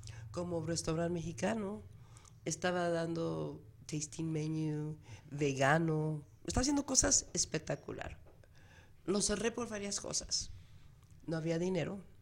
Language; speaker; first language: Spanish; early bilingual, heritage; Spanish